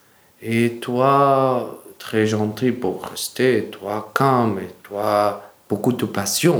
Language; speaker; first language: French; non-native, learner; Arabic